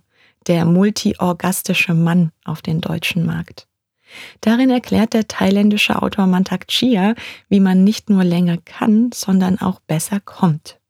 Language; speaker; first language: German; native; German